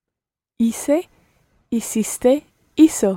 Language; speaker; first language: Spanish; non-native, learner; English